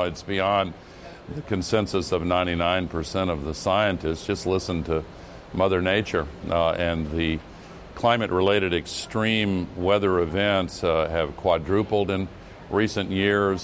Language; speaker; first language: English; native; English